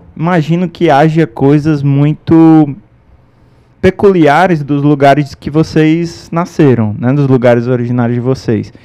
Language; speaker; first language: Portuguese; native; Portuguese